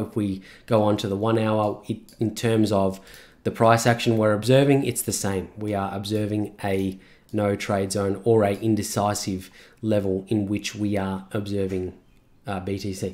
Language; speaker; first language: English; native; English